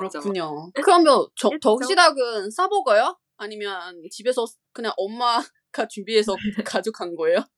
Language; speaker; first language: Korean; non-native, fluent; Chinese